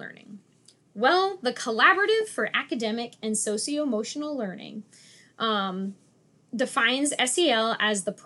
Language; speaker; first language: English; native; English